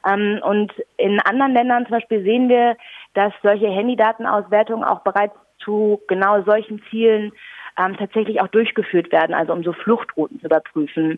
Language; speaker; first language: German; native; German